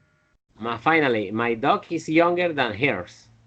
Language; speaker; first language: English; non-native, learner; Spanish